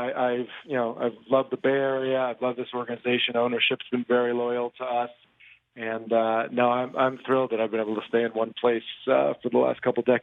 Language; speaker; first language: English; native; English